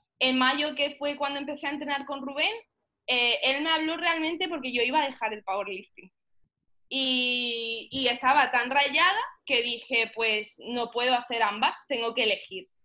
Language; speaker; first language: Spanish; early bilingual, heritage; Spanish